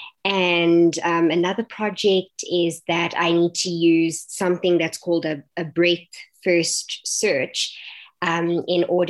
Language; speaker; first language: English; native; English